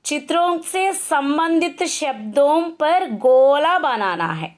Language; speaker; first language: Hindi; non-native, local second language; Telugu